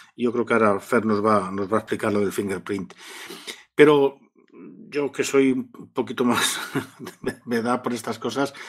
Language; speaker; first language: Spanish; native; Spanish